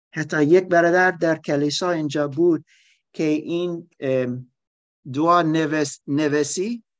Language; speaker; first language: Persian; non-native, learner; German